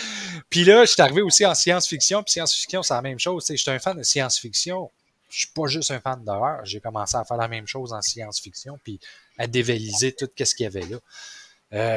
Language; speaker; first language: French; native; French